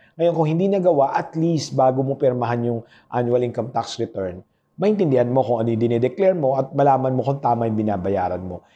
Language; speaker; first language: Filipino; non-native, local second language; Pampanga